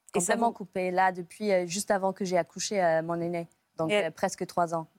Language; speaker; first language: French; non-native, fluent; English